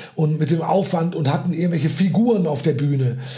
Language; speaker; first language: German; native; German